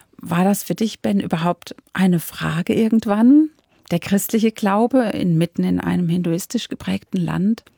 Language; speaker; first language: German; native; German